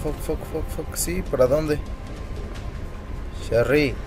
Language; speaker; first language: Spanish; native; Spanish